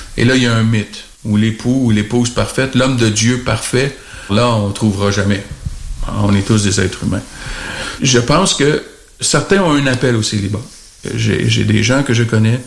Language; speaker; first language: French; native; French